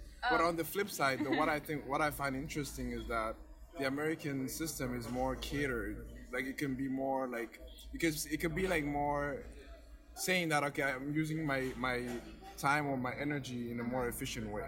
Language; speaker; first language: English; non-native, fluent; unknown